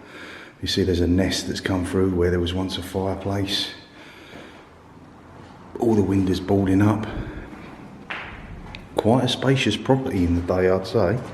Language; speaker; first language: English; native; English